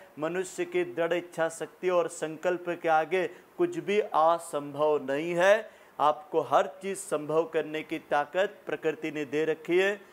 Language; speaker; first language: Hindi; native; Hindi